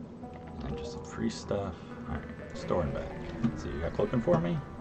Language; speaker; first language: English; native; English